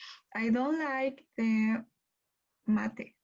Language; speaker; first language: English; non-native, learner; Spanish